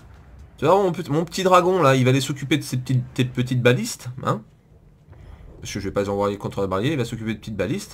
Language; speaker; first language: French; native; French